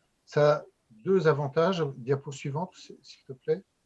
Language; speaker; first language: French; native; French